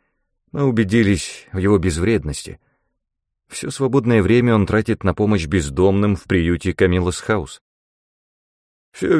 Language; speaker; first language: Russian; native; Russian